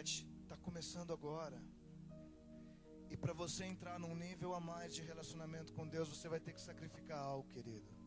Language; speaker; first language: Portuguese; native; Portuguese